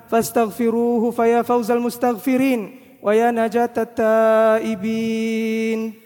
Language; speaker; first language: Arabic; non-native, fluent; Malay